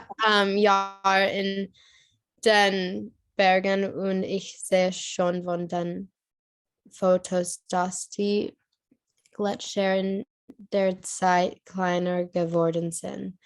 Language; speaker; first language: German; non-native, learner; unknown